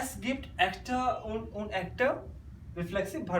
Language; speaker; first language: German; non-native, learner; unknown